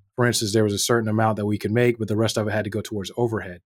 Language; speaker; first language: English; native; English